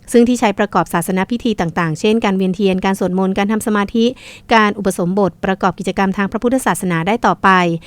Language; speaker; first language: Thai; native; Thai